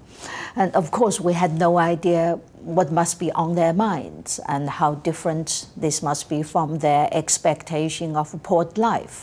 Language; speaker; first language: English; non-native, fluent; Chinese